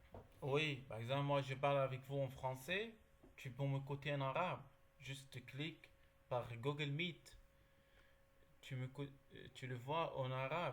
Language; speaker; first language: French; non-native, learner; Arabic